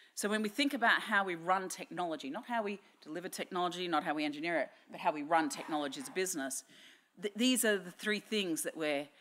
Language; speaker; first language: English; native; English